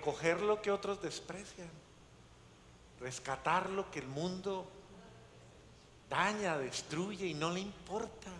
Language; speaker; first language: Spanish; native; Spanish